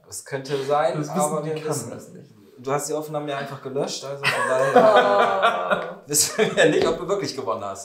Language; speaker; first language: German; native; German